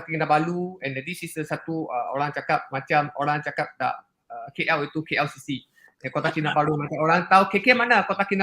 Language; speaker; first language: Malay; non-native, local second language; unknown